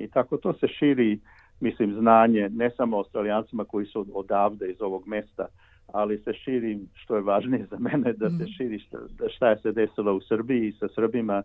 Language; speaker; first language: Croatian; early bilingual, heritage; Croatian